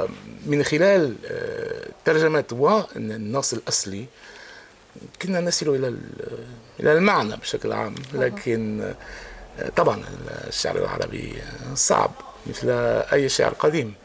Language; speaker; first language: Arabic; non-native, fluent; French